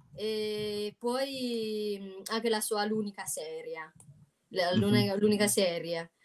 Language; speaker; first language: Italian; non-native, fluent; Chinese